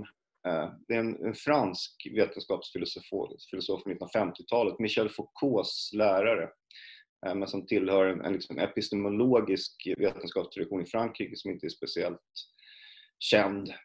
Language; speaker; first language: Swedish; native; Swedish